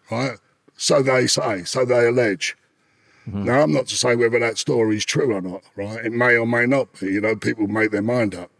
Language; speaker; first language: English; native; English